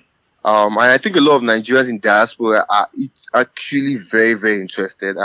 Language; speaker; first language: English; non-native, local second language; Yoruba